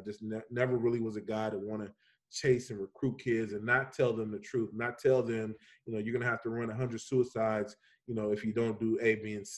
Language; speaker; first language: English; native; English